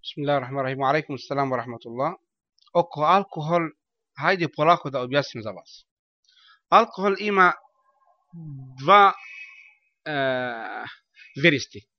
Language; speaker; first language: Bosnian; non-native, learner; Arabic